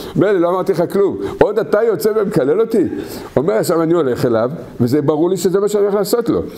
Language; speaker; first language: Hebrew; native; Hebrew